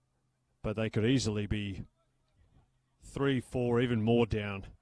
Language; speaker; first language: English; native; English